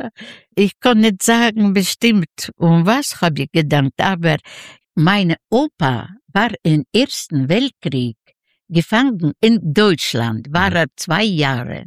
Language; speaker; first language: German; non-native, learner; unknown